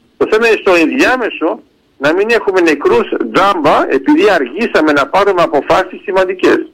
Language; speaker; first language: Greek; early bilingual, heritage; Greek